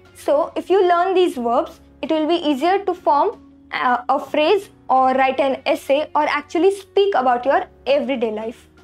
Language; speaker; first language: English; non-native, local second language; Hindi